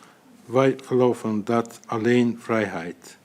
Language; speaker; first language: Dutch; non-native, fluent; Azerbaijani